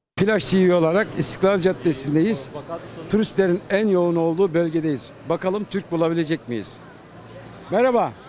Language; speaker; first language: Turkish; native; Turkish